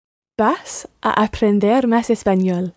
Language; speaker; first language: Spanish; non-native, learner; English